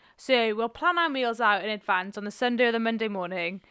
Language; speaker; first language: English; non-native, local second language; Welsh